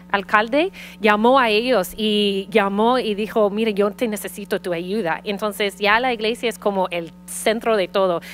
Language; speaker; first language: Spanish; early bilingual, heritage; Spanish